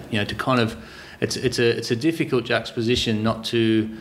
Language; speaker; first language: English; native; English